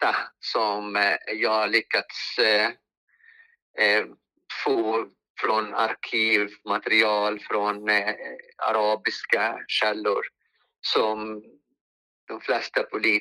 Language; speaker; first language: Swedish; non-native, fluent; Arabic